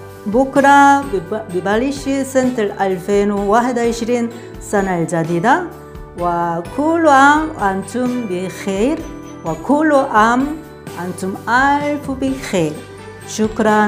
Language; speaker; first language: Arabic; non-native, learner; Korean